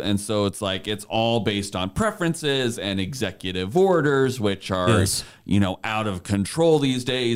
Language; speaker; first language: English; native; English